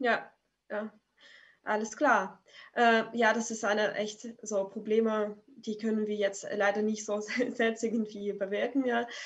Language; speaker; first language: German; non-native, fluent; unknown